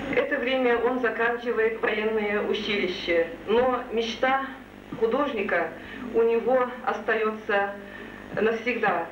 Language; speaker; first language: Russian; non-native, local second language; Tatar